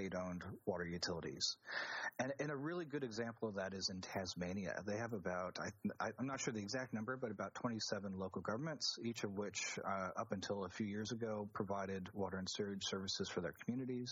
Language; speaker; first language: English; native; English